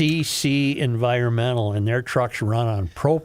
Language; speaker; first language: English; native; English